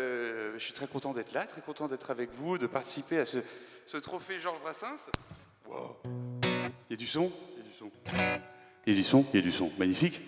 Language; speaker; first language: French; native; French